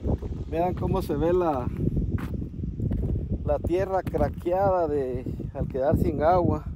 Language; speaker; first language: Spanish; native; Spanish